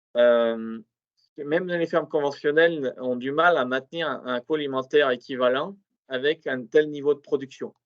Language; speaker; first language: French; native; French